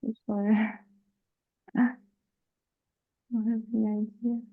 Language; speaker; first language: English; non-native, learner; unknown